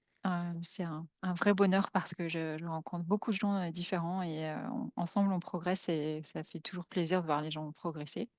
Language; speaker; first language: French; native; French